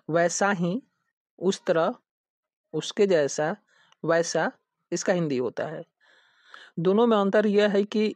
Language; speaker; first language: Hindi; native; Hindi